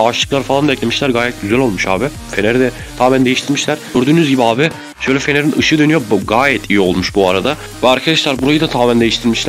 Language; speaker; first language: Turkish; native; Turkish